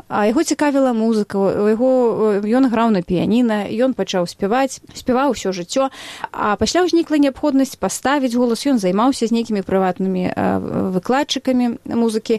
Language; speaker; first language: Belarusian; native; Belarusian